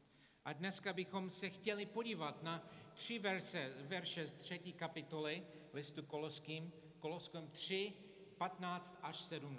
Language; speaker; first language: Czech; non-native, fluent; English